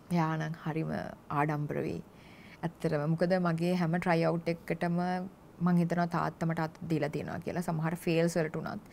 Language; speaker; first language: Sinhala; native; Sinhala